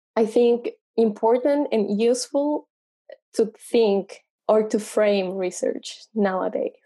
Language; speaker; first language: English; non-native, fluent; Spanish